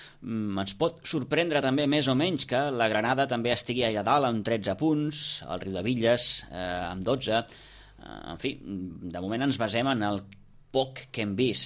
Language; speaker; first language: Catalan; native; Catalan